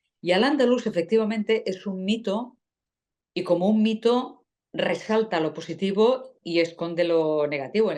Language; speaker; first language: Spanish; native; Spanish